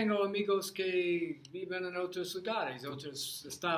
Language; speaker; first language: Portuguese; non-native, learner; English